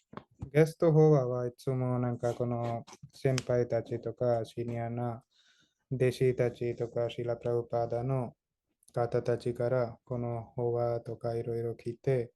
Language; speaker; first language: Japanese; non-native, fluent; Hindi